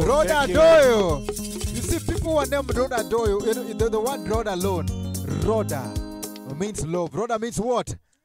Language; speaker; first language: English; non-native, local second language; Luo (Kenya and Tanzania)